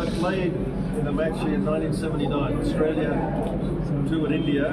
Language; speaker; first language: English; native; English